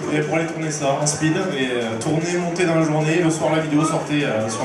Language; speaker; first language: French; native; French